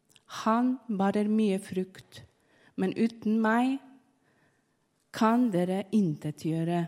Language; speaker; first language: Norwegian; non-native, fluent; Polish